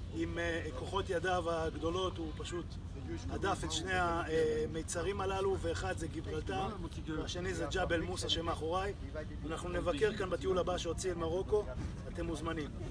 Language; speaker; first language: Hebrew; native; Hebrew